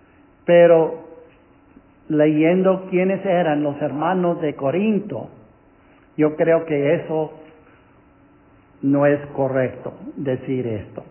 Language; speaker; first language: Spanish; non-native, fluent; English